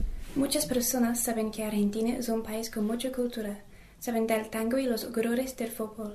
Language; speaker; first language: Spanish; non-native, learner; English